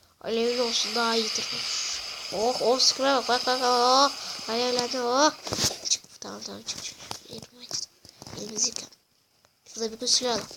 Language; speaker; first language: Turkish; native; Turkish